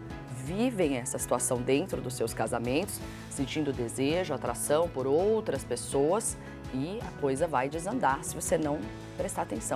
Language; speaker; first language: Portuguese; native; Portuguese